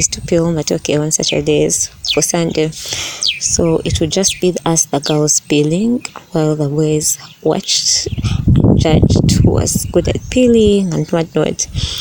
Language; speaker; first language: English; non-native, local second language; Ganda